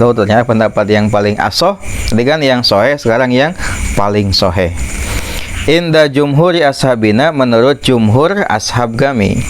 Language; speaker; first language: Indonesian; non-native, local second language; Sundanese